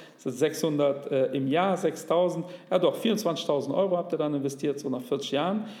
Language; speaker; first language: German; native; German